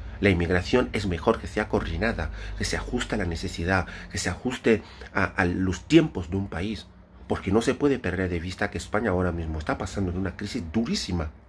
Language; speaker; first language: Spanish; non-native, fluent; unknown